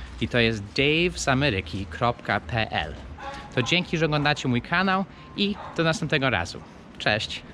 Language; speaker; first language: Polish; non-native, fluent; English